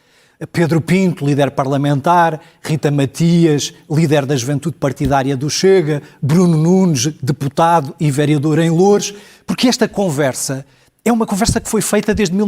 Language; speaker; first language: Portuguese; native; Portuguese